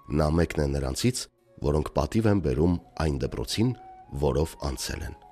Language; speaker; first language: Armenian; native; Armenian